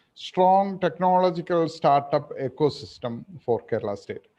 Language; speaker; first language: English; non-native, local second language; Malayalam